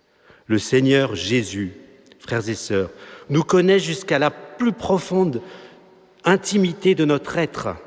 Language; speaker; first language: French; native; French